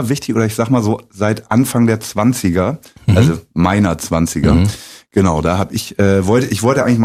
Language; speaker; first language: German; native; German